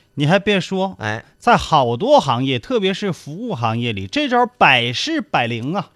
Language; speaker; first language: Chinese; native; Chinese